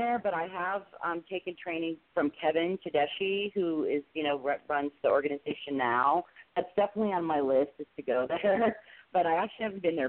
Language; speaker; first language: English; native; English